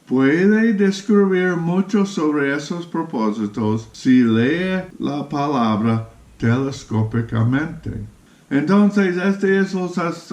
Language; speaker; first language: Spanish; non-native, fluent; English